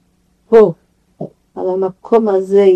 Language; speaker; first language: Hebrew; non-native, fluent; Yiddish